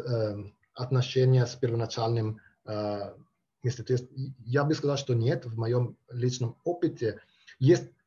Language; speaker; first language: Russian; non-native, fluent; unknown